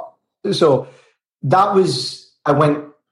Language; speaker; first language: English; native; English